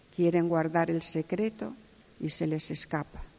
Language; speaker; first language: Spanish; native; Spanish